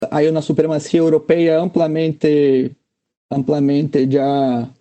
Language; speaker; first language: Spanish; non-native, fluent; Portuguese